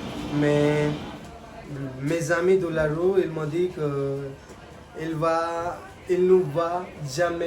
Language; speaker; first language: French; non-native, learner; Hindi